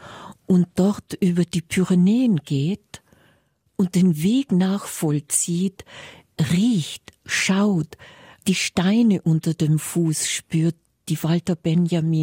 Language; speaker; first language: German; native; German